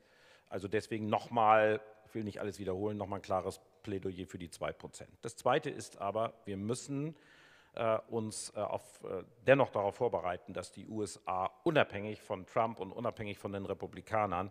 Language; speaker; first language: German; native; German